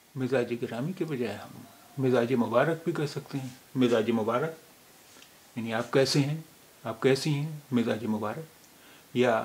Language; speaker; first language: Hindi; native; Hindi